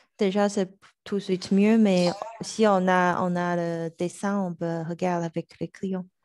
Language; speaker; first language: French; non-native, learner; Chinese